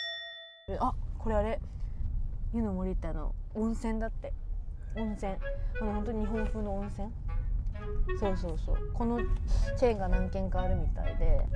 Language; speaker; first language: Japanese; native; Japanese